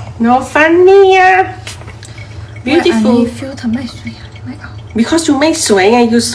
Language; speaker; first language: English; non-native, learner; Thai